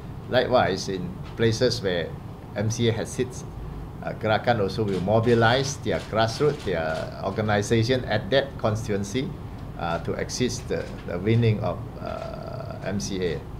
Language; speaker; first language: English; non-native, local second language; Chinese